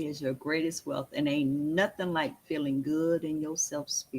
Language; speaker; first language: English; native; English